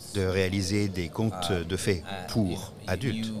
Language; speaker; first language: French; non-native, fluent; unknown